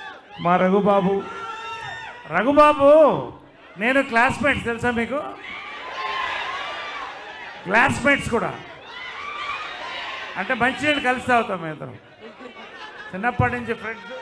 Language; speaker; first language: Telugu; native; Telugu